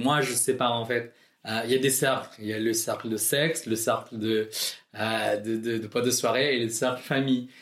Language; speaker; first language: French; non-native, fluent; Filipino